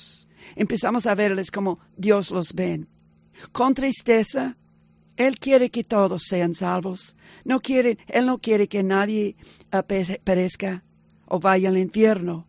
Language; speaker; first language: Spanish; early bilingual, heritage; Spanish